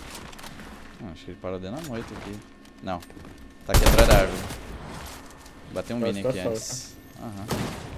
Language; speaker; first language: Portuguese; native; Portuguese